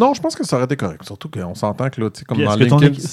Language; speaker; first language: French; native; French